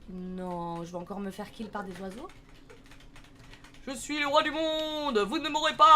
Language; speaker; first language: French; native; French